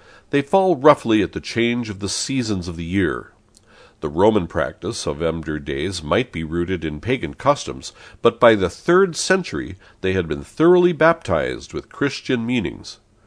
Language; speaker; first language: English; native; English